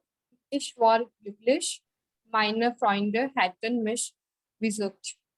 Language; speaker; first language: German; non-native, learner; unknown